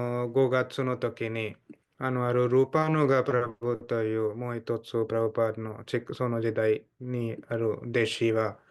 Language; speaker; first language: Japanese; non-native, fluent; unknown